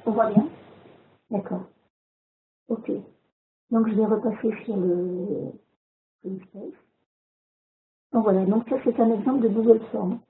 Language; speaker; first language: French; native; French